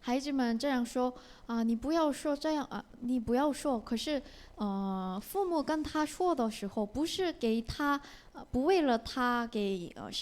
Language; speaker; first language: Chinese; non-native, learner; Korean